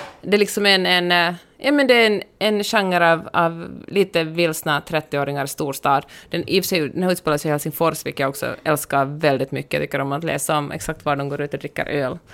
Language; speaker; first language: Swedish; native; Swedish